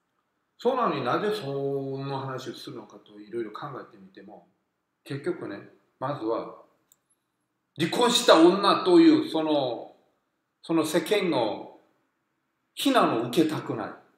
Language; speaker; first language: Japanese; non-native, fluent; Korean